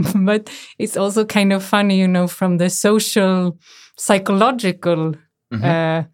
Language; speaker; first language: English; native; English